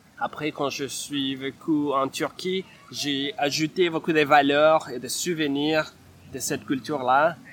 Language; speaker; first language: French; non-native, fluent; Spanish